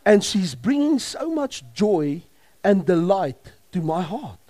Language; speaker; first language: English; non-native, local second language; Afrikaans